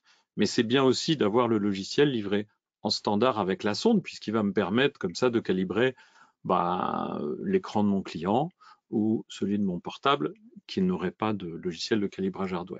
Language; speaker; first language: French; native; French